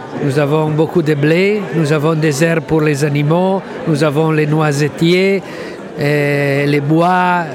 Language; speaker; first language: French; non-native, fluent; Italian